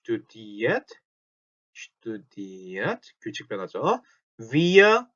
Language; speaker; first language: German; non-native, fluent; Korean